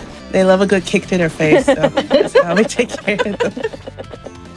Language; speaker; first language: English; native; English